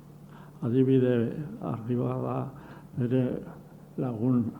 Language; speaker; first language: Basque; non-native, local second language; Spanish